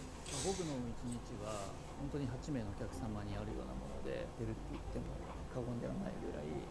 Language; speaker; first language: Japanese; native; Japanese